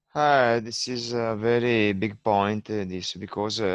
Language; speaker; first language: English; non-native, learner; Italian